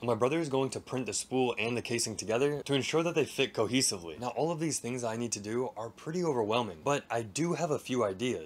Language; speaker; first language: English; native; English